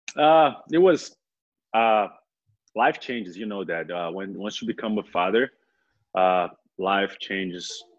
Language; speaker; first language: English; non-native, fluent; Portuguese